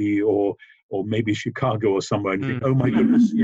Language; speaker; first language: English; native; English